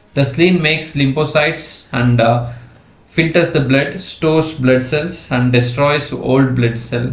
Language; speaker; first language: English; non-native, local second language; Kannada